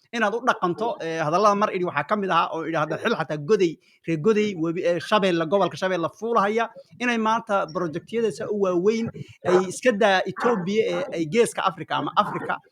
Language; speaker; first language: Somali; native; Somali